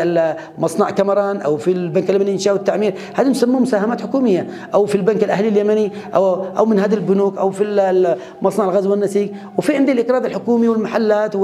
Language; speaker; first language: Arabic; native; Arabic